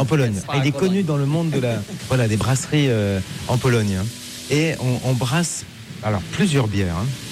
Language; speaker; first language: French; native; French